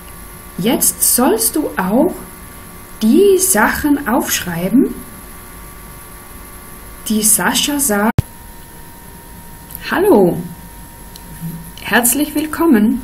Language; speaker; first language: German; non-native, fluent; Danish